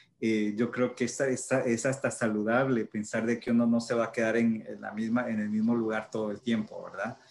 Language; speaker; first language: Spanish; early bilingual, heritage; Spanish